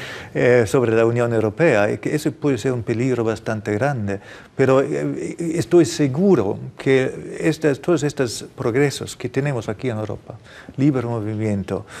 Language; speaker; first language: Spanish; non-native, fluent; German